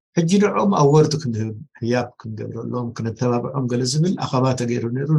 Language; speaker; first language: Tigrinya; non-native, local second language; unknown